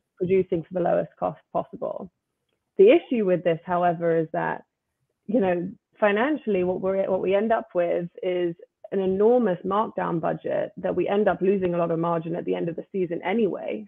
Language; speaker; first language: English; native; English